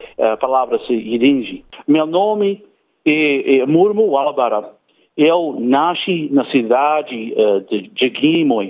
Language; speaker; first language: Portuguese; non-native, learner; English